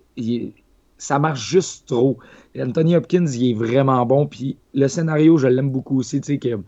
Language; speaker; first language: French; native; French